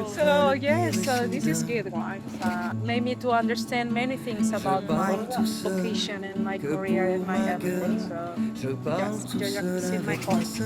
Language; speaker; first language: English; non-native, fluent; Spanish